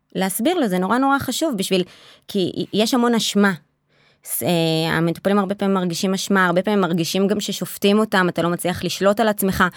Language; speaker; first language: Hebrew; native; Hebrew